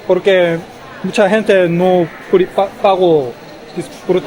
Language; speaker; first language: Spanish; non-native, learner; Korean